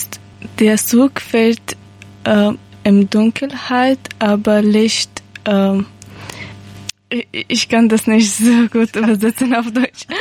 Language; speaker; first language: German; non-native, learner; Persian